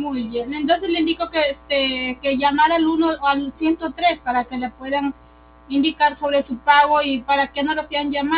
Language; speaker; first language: Spanish; native; Spanish